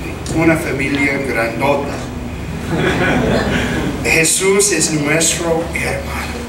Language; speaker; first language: Spanish; non-native, fluent; English